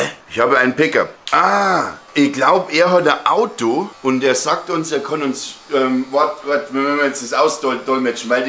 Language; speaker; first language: German; native; German